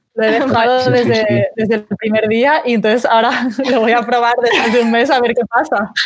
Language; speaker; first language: Spanish; native; Spanish